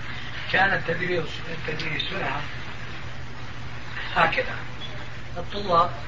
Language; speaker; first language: Arabic; non-native, fluent; Turkish